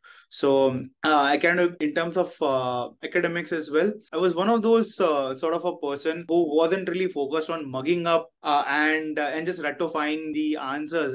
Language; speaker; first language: English; non-native, local second language; Hindi